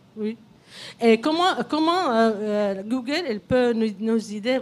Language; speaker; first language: French; non-native, learner; Arabic